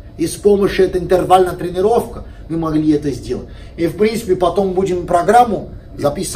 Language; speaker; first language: Russian; non-native, fluent; Portuguese